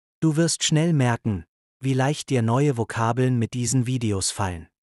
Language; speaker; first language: German; native; German